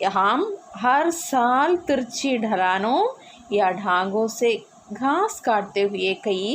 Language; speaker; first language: Hindi; non-native, local second language; Malayalam